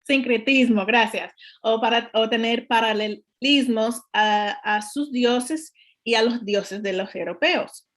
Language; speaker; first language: Spanish; non-native, learner; English